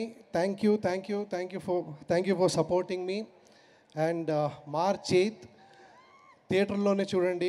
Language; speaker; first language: Telugu; non-native, learner; Kannada